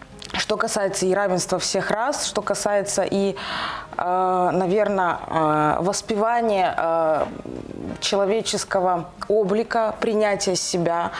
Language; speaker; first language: Russian; native; Russian